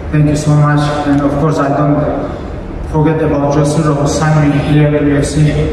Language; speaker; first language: English; non-native, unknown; Avaric